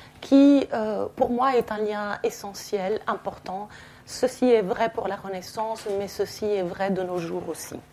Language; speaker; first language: French; non-native, fluent; Italian